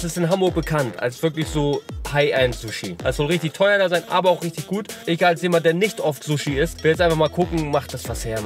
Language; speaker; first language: German; native; German